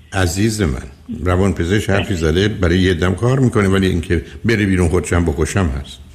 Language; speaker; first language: Persian; native; Persian